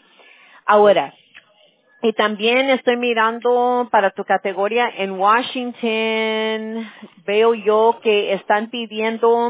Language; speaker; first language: Spanish; early bilingual, heritage; Spanish